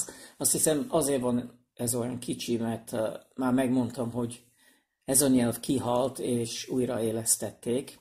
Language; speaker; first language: Hungarian; non-native, fluent; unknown